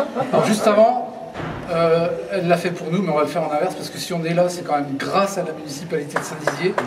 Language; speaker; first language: French; native; French